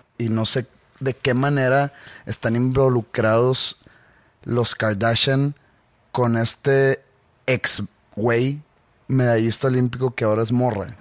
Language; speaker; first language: Spanish; native; Spanish